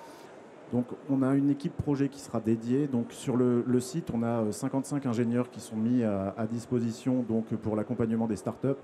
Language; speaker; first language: French; native; French